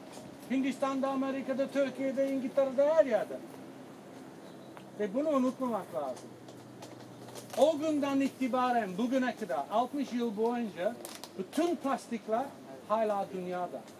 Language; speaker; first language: Turkish; non-native, fluent; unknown